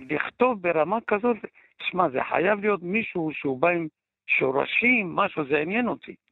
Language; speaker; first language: Hebrew; native; Hebrew